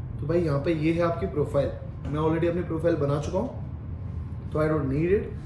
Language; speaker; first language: Hindi; native; Hindi